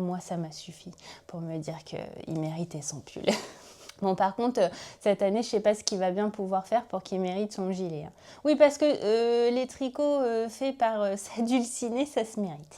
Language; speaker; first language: French; native; French